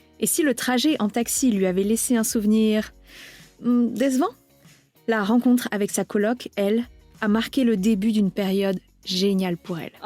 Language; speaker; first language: French; native; French